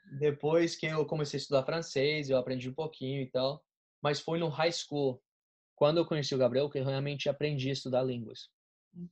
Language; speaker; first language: Portuguese; non-native, fluent; Spanish